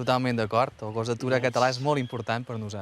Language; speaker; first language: Catalan; native; Catalan